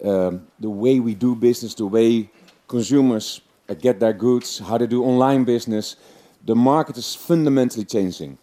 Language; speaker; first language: English; non-native, fluent; Dutch